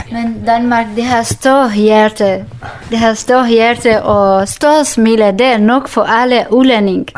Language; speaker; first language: Danish; non-native, learner; Kurdish